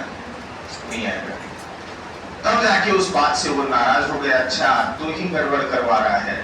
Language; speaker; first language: Hindi; native; Hindi